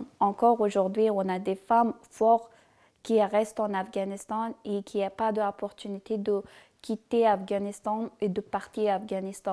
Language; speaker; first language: French; non-native, learner; Persian